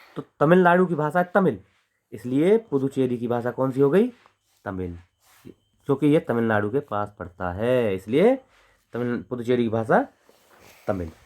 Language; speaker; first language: Hindi; native; Hindi